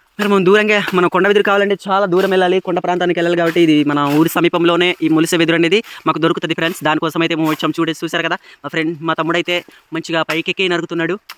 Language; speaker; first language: Telugu; non-native, local second language; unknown